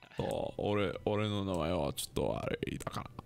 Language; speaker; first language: Japanese; non-native, learner; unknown